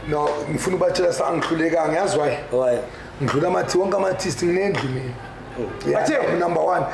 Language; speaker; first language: Zulu; non-native, local second language; Tsonga